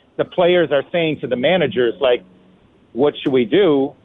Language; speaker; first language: English; native; English